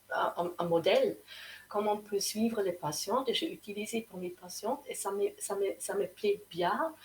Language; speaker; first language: French; non-native, fluent; German